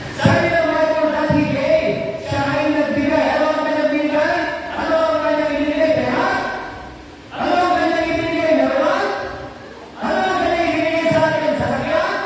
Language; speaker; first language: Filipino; non-native, local second language; Iloko